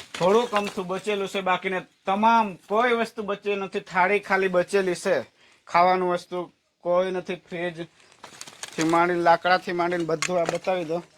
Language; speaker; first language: Gujarati; non-native, local second language; Vasavi